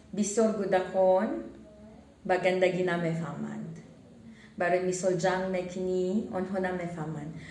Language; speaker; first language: Tajik; non-native, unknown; Filipino